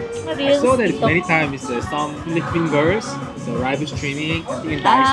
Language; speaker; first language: English; non-native, fluent; Korean